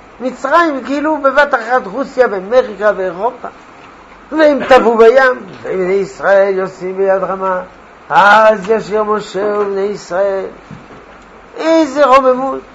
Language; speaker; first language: Hebrew; non-native, fluent; French